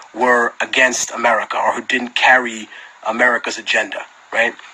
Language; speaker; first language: English; early bilingual, other home language; Spanish